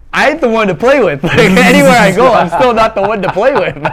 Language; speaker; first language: English; early bilingual, other home language; Vietnamese